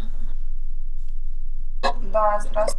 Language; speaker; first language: Russian; non-native, learner; Somali